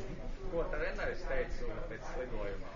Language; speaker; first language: Latvian; native; Latvian